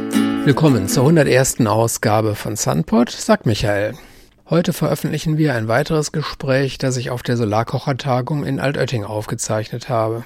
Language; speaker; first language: German; native; German